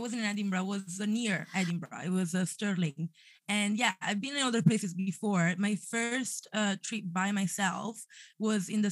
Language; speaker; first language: English; non-native, fluent; Italian